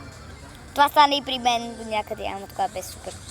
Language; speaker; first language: Bulgarian; early bilingual, heritage; Bulgarian